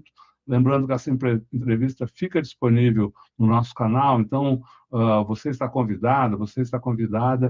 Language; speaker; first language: Portuguese; native; Portuguese